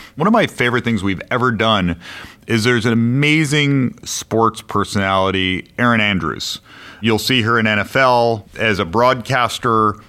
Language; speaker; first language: English; native; English